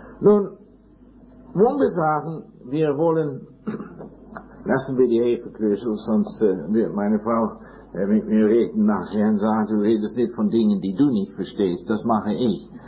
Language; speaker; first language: German; non-native, fluent; English